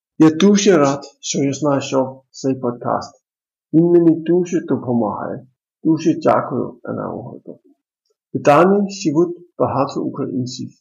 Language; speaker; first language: Ukrainian; non-native, learner; Danish